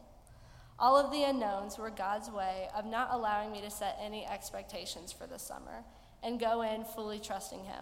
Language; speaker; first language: English; native; English